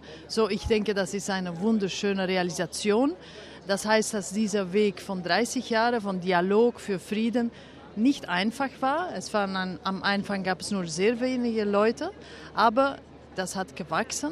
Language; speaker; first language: German; non-native, fluent; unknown